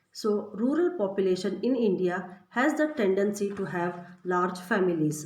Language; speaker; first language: English; non-native, local second language; Kannada